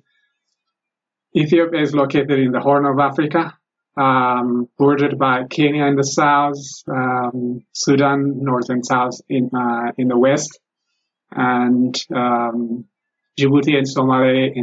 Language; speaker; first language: English; non-native, fluent; Amharic